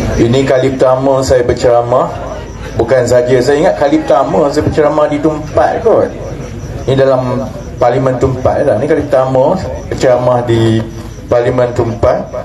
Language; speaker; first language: Malay; native; Malay